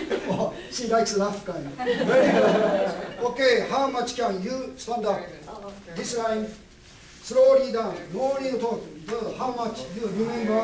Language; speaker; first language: English; non-native, learner; Japanese